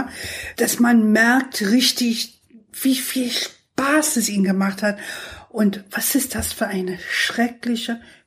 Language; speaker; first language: German; non-native, fluent; English